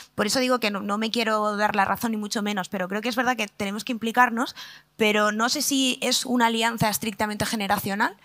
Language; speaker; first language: Spanish; native; Spanish